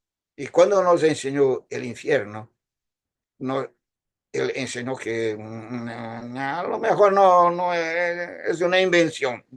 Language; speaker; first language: Spanish; non-native, fluent; Portuguese